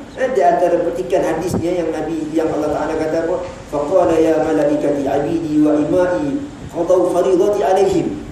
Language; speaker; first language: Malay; native; Malay